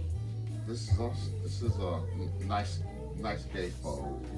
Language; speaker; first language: English; native; English